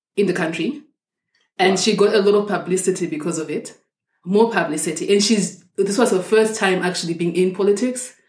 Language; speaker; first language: English; non-native, local second language; Shona